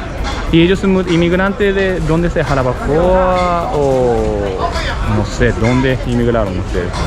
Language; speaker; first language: Spanish; non-native, learner; Japanese